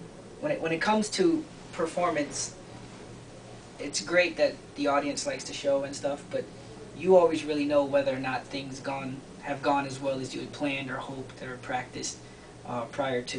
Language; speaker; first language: English; native; English